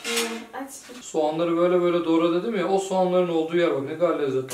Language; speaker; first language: Turkish; native; Turkish